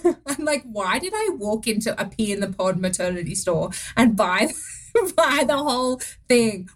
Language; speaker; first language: English; native; English